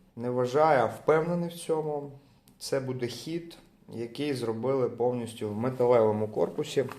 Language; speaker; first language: Ukrainian; non-native, local second language; Russian